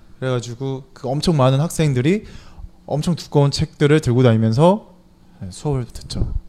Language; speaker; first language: Korean; native; Korean